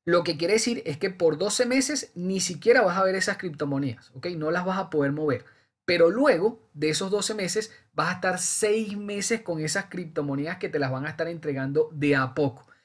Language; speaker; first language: Spanish; native; Spanish